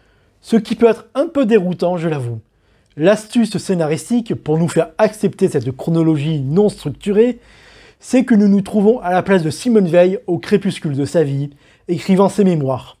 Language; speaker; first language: French; native; French